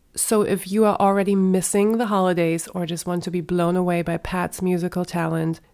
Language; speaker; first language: English; non-native, fluent; German